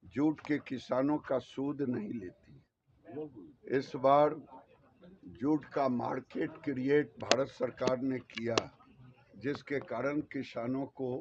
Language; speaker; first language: Hindi; native; Hindi